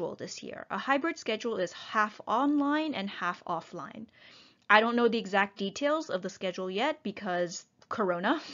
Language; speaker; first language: English; native; English